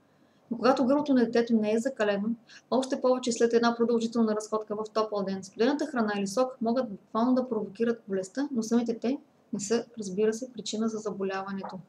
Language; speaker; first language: Bulgarian; native; Bulgarian